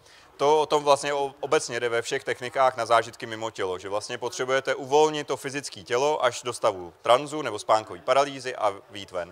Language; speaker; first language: Czech; native; Czech